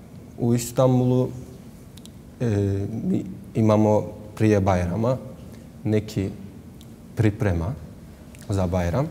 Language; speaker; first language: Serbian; non-native, learner; Turkish